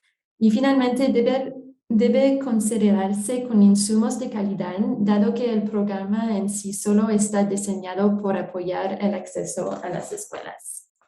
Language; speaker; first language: Spanish; non-native, fluent; French